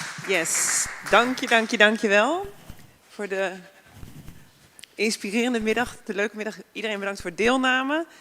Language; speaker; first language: Dutch; native; Dutch